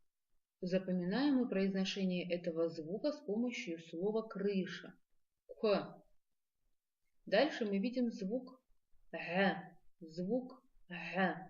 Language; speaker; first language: Russian; non-native, local second language; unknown